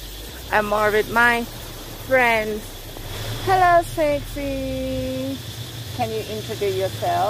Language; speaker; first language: English; non-native, learner; Thai